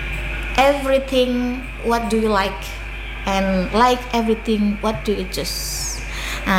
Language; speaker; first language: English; non-native, learner; Indonesian